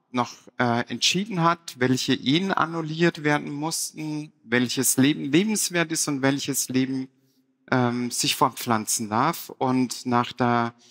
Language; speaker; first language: German; native; German